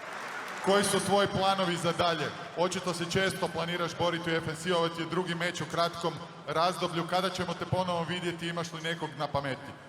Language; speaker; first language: Croatian; native; Croatian